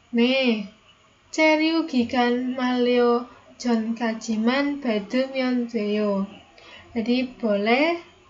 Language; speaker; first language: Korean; non-native, fluent; Indonesian